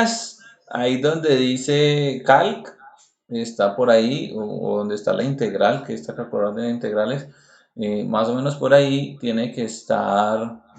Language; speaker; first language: Spanish; native; Spanish